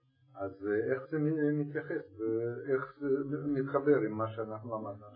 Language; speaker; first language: Hebrew; non-native, fluent; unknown